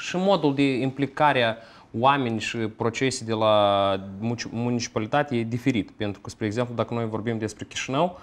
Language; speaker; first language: Romanian; non-native, local second language; Russian